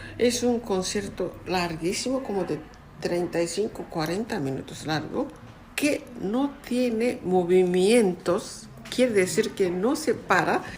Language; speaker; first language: Spanish; non-native, fluent; Japanese